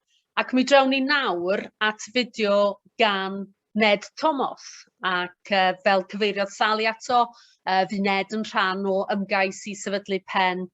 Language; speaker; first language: Welsh; native; Welsh